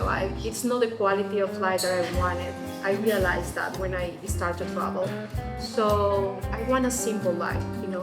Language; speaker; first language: English; non-native, fluent; Spanish